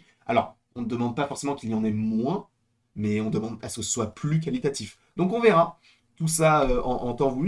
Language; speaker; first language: French; native; French